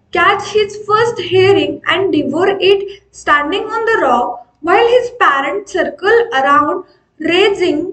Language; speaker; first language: English; non-native, local second language; Marathi